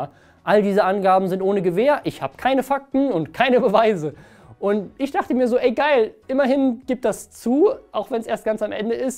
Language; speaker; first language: German; native; German